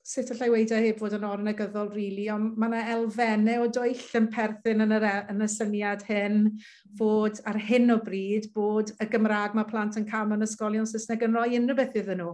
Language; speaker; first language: Welsh; native; Welsh